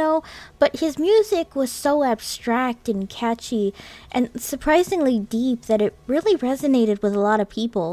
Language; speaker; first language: English; native; English